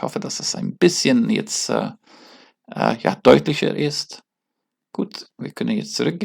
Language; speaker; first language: German; non-native, learner; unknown